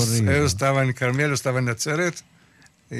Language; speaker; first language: Spanish; early bilingual, heritage; Spanish